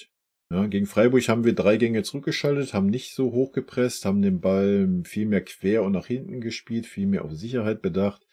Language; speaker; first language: German; native; German